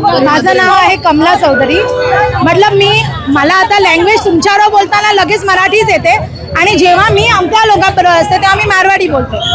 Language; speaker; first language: Marathi; non-native, local second language; Marwari